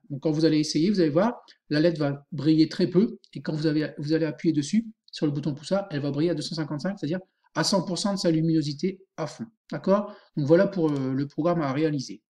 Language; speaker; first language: French; native; French